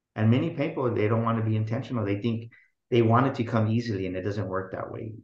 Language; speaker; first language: English; native; English